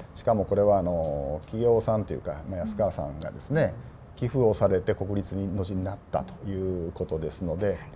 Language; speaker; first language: Japanese; native; Japanese